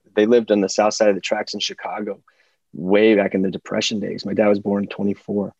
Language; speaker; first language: English; early bilingual, other home language; Czech